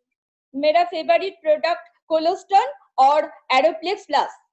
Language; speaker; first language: Hindi; non-native, local second language; Bangla